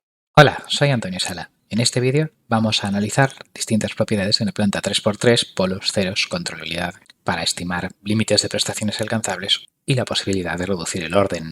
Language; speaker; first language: Spanish; native; Spanish